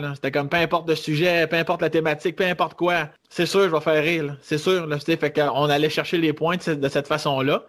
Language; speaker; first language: French; native; French